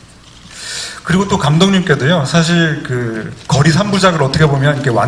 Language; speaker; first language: Korean; native; Korean